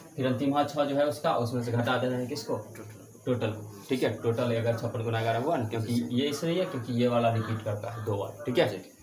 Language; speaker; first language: Hindi; native; Hindi